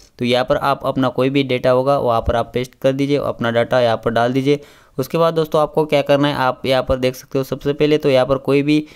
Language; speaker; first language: Hindi; non-native, local second language; Marathi